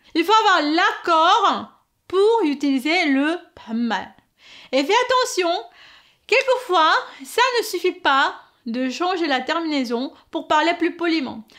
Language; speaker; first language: French; non-native, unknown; Korean